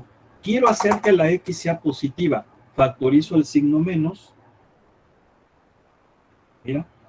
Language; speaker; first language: Spanish; native; Spanish